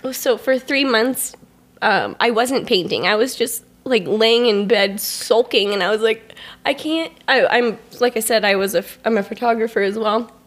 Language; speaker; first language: English; native; English